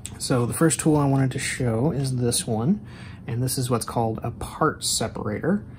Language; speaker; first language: English; native; English